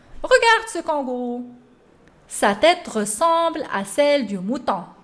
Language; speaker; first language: French; non-native, local second language; Arabic